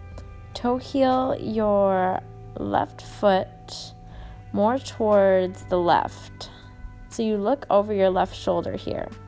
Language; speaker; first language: English; native; English